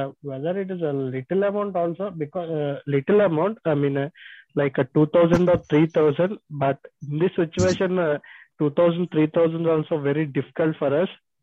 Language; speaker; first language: English; non-native, local second language; Telugu